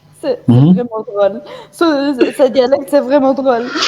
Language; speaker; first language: French; non-native, fluent; Arabic